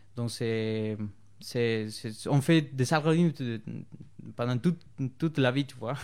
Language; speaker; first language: French; non-native, fluent; Spanish